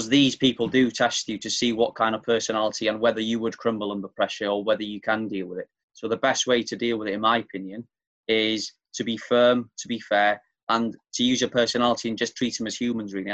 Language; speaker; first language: English; native; English